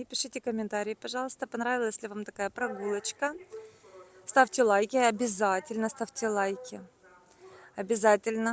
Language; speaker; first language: Russian; native; Russian